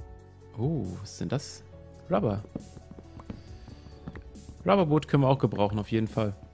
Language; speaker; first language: German; native; German